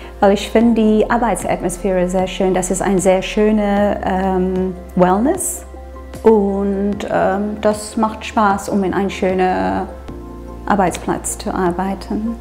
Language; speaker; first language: German; non-native, learner; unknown